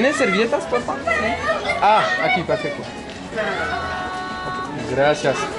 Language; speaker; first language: Spanish; non-native, learner; French